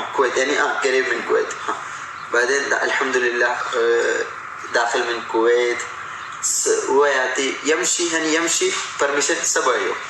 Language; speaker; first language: Arabic; non-native, learner; Malayalam